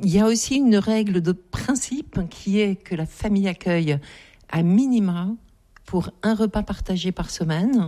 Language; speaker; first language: French; native; French